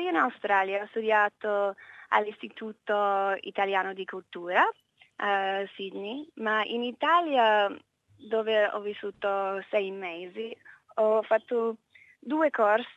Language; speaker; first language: Italian; non-native, learner; English